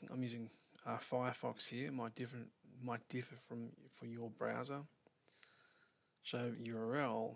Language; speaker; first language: English; native; English